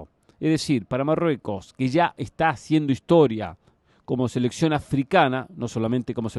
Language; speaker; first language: Spanish; native; Spanish